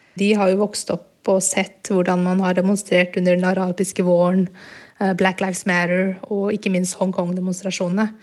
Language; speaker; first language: Norwegian; early bilingual, other home language; Burmese